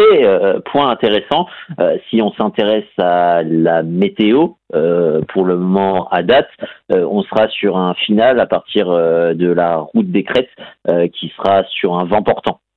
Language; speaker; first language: French; native; French